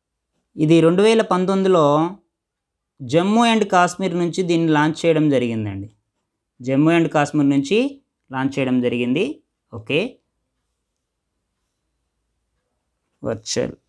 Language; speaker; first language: Telugu; native; Telugu